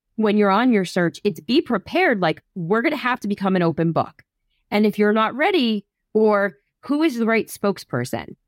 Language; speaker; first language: English; native; English